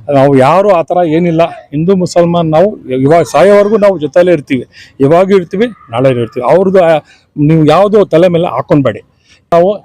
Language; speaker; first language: Kannada; non-native, local second language; Urdu